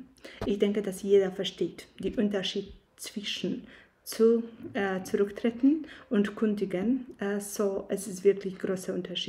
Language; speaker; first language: German; non-native, fluent; Polish